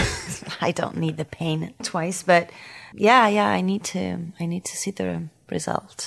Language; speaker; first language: English; non-native, fluent; French